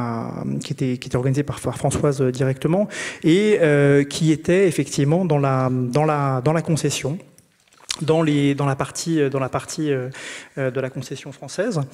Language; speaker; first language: French; native; French